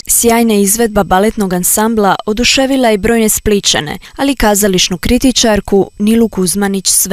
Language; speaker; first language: Croatian; native; Croatian